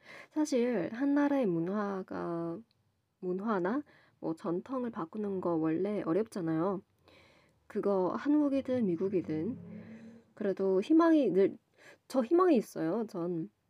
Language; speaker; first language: Korean; non-native, learner; English